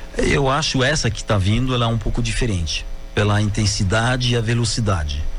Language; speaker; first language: Portuguese; non-native, fluent; French